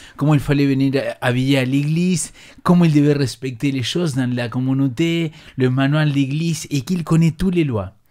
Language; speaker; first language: French; non-native, fluent; Spanish